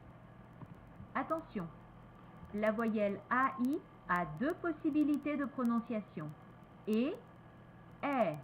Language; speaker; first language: French; native; French